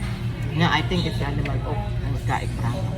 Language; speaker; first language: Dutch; non-native, learner; Filipino